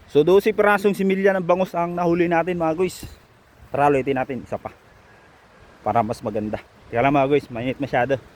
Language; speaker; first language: Filipino; non-native, local second language; Iloko